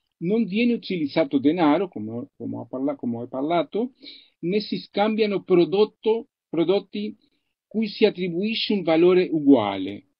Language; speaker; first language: Italian; non-native, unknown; Spanish